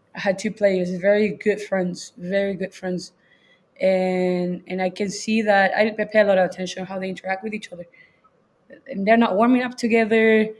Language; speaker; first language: English; non-native, fluent; Spanish